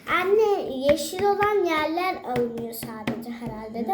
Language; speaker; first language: Turkish; native; Turkish